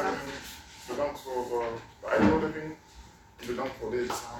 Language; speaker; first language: Dutch; non-native, local second language; Lingala